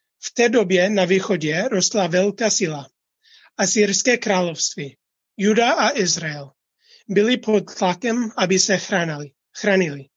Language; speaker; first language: Czech; non-native, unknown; English